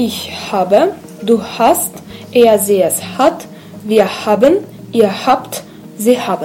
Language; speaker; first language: German; non-native, learner; Russian